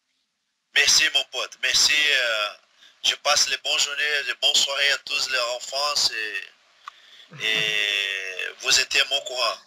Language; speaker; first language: French; non-native, learner; Portuguese